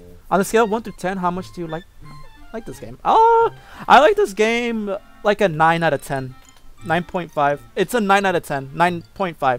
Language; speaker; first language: English; early bilingual, other home language; Spanish